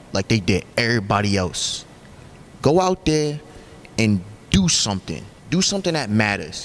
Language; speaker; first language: English; native; English